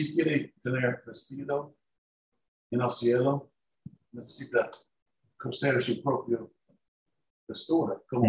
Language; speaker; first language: Spanish; non-native, learner; English